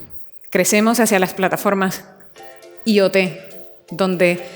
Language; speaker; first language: Spanish; native; Spanish